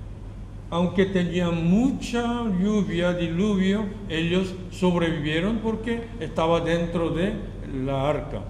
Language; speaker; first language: Spanish; non-native, fluent; Korean